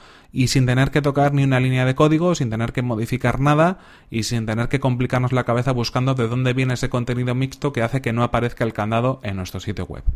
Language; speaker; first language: Spanish; native; Spanish